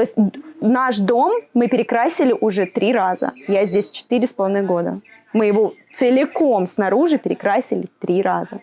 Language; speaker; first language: Russian; native; Russian